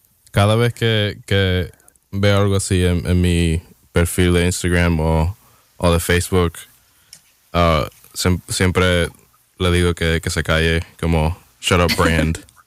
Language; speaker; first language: Spanish; non-native, learner; English